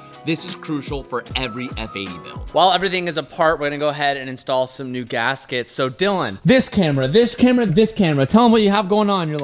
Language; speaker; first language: English; native; English